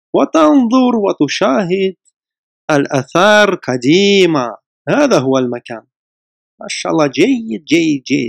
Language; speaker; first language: Arabic; non-native, fluent; Russian